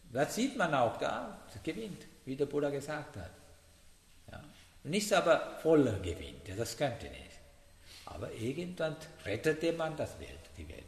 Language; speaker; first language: German; non-native, learner; Sinhala